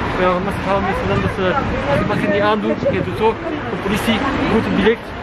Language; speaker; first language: Dutch; non-native, local second language; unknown